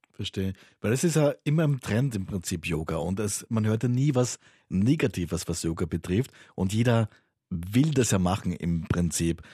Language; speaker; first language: German; native; German